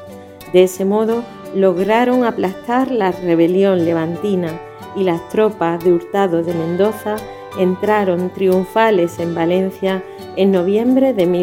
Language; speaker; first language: Spanish; native; Spanish